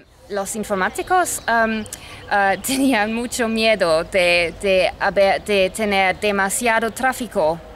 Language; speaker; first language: Spanish; non-native, fluent; English